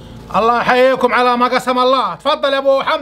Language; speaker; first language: Arabic; native; Arabic